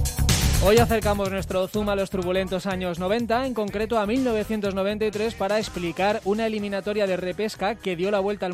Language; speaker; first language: Spanish; native; Spanish